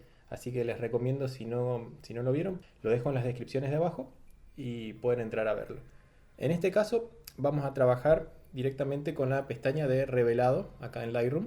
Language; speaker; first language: Spanish; native; Spanish